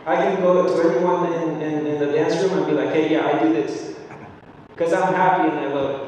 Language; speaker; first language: English; non-native, fluent; Spanish